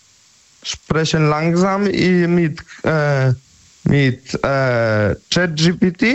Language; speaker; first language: German; non-native, learner; Polish